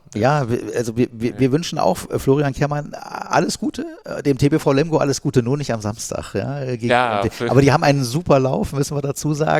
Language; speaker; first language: German; native; German